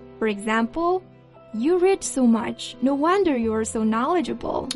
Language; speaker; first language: English; non-native, fluent; Chinese